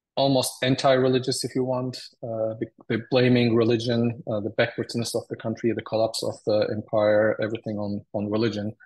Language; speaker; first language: English; early bilingual, other home language; Turkish